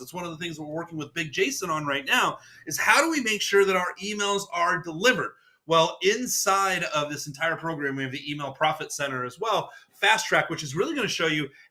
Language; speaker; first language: English; native; English